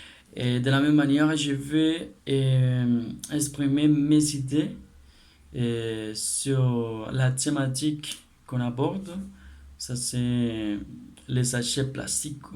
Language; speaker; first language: French; non-native, learner; Spanish